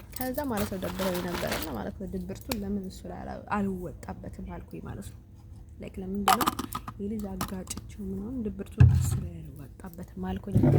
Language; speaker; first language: Amharic; non-native, local second language; Tigrinya